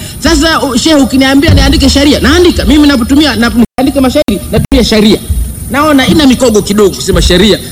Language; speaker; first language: Swahili; native; Swahili